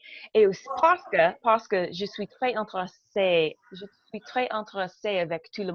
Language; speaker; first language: French; non-native, learner; English